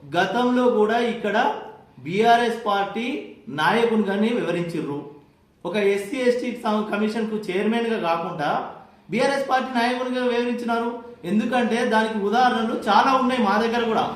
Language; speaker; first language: Telugu; native; Telugu